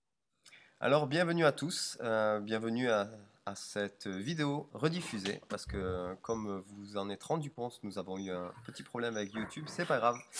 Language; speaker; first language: French; native; French